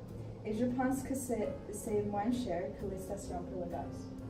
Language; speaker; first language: French; non-native, learner; English